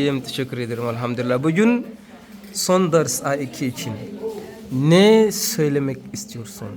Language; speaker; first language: Turkish; non-native, learner; Arabic